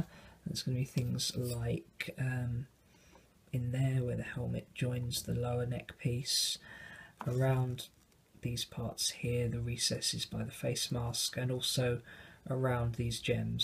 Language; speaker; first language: English; native; English